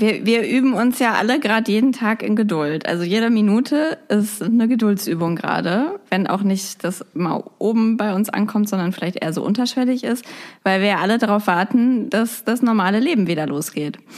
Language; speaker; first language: German; native; German